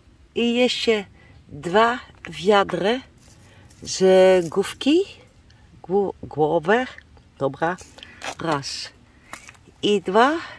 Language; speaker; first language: Polish; non-native, learner; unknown